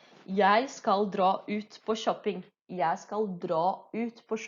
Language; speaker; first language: Norwegian; non-native, fluent; Portuguese